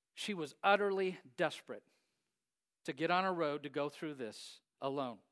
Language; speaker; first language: English; native; English